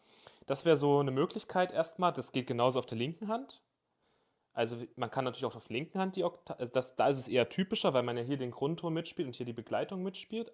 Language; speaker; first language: German; native; German